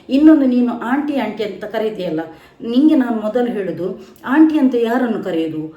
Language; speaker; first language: Kannada; non-native, local second language; Tulu